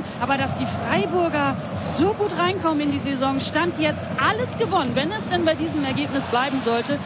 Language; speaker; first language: German; native; German